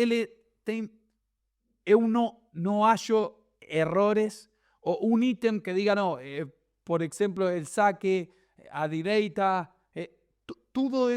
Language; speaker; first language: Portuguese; non-native, learner; Spanish